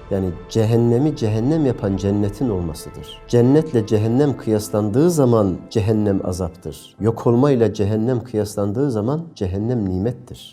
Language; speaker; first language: Turkish; native; Turkish